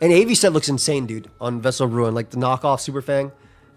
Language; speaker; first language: English; native; English